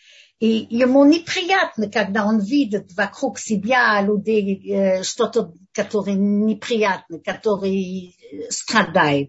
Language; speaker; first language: Russian; non-native, learner; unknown